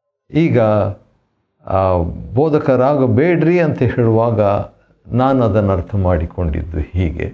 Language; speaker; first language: Kannada; native; Kannada